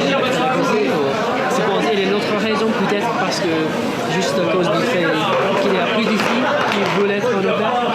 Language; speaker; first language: French; non-native, learner; English